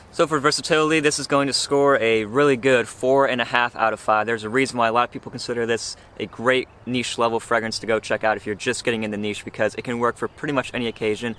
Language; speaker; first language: English; native; English